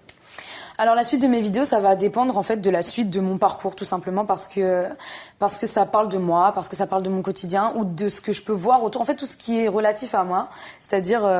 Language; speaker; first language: French; native; French